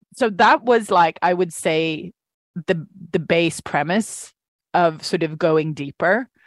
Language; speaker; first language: English; non-native, fluent; Swedish